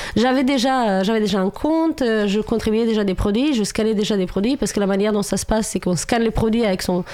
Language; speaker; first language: French; non-native, fluent; Romanian